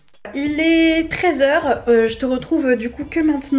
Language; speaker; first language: French; native; French